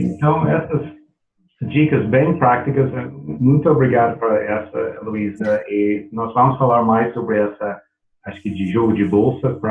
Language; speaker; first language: Portuguese; non-native, learner; English